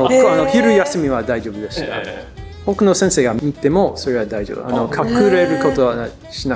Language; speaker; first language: Japanese; non-native, learner; English